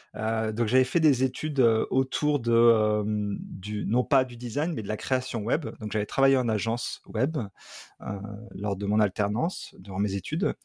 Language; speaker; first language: French; native; French